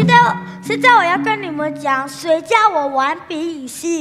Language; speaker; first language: Chinese; non-native, local second language; Malay